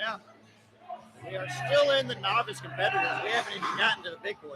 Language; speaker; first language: English; native; English